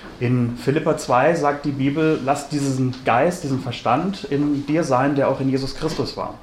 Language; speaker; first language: German; native; German